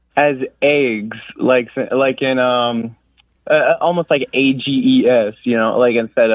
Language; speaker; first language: English; native; English